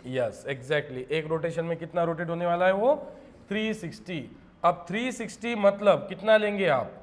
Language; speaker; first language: Hindi; non-native, local second language; Marathi